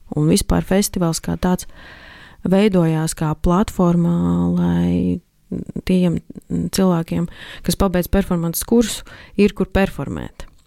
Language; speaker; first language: Latvian; native; Latvian